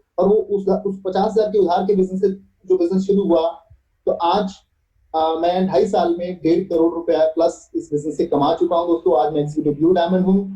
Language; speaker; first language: Hindi; native; Hindi